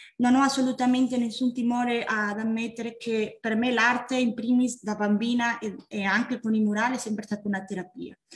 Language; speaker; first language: Italian; non-native, fluent; Spanish